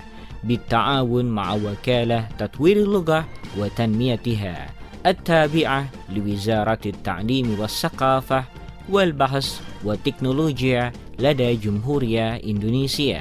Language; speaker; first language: Arabic; non-native, fluent; Indonesian